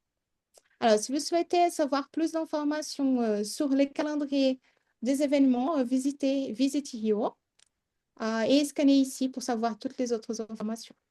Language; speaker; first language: French; non-native, fluent; Portuguese